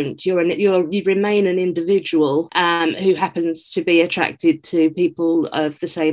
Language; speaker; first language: English; native; English